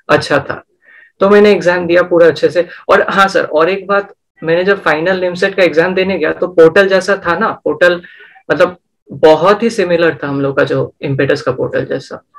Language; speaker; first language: Hindi; non-native, local second language; Bangla